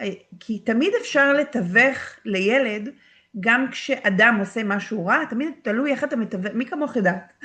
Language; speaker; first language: Hebrew; native; Hebrew